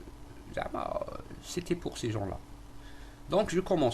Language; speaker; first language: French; non-native, local second language; Arabic